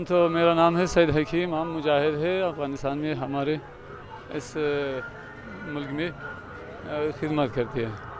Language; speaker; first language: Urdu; non-native, learner; Pashto